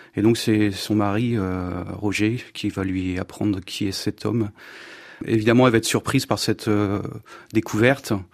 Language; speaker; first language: French; native; French